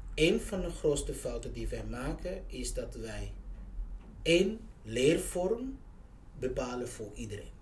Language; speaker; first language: Dutch; non-native, fluent; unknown